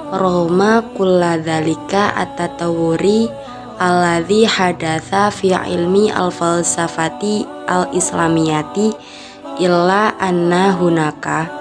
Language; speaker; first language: Arabic; non-native, learner; Indonesian